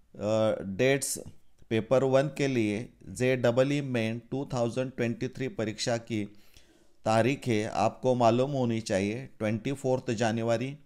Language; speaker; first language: Hindi; non-native, local second language; Marathi